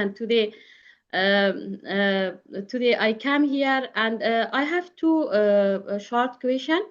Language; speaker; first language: English; non-native, learner; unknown